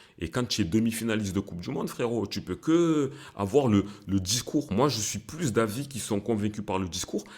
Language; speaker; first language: French; early bilingual, other home language; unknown